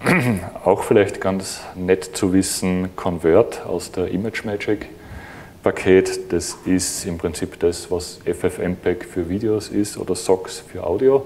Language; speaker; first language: German; native; German